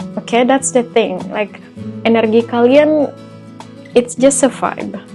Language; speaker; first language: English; non-native, fluent; Indonesian